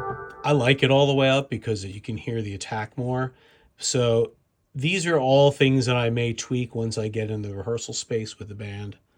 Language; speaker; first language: English; native; English